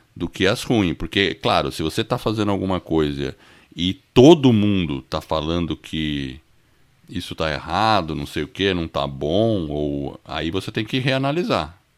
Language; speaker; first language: Portuguese; non-native, fluent; English